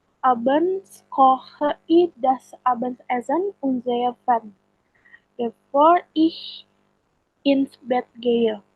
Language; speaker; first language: German; non-native, learner; Indonesian